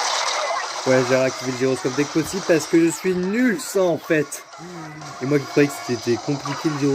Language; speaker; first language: French; native; French